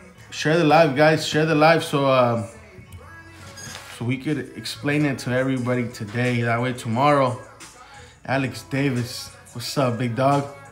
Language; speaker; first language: English; early bilingual, other home language; Spanish